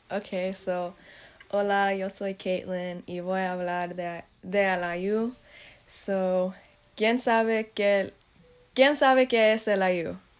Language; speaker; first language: Spanish; non-native, learner; English